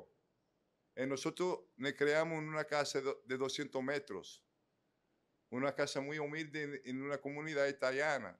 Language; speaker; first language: Spanish; native; Spanish